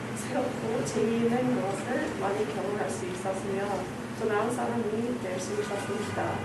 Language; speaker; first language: Korean; non-native, fluent; English